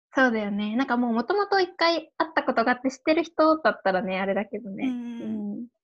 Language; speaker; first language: Japanese; native; Japanese